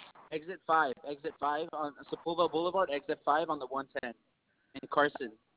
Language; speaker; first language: English; early bilingual, other home language; Spanish